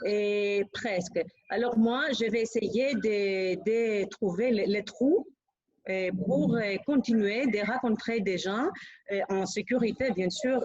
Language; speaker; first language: French; non-native, fluent; Greek